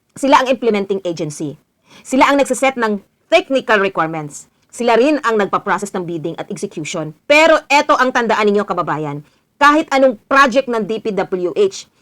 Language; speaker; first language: Filipino; native; Filipino